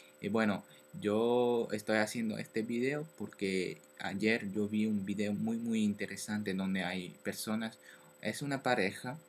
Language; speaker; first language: Spanish; non-native, learner; French